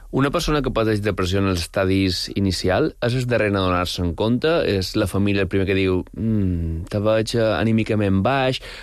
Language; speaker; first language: Catalan; native; Catalan